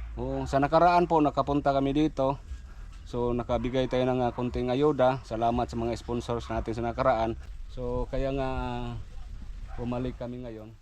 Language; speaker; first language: Filipino; non-native, local second language; Cebuano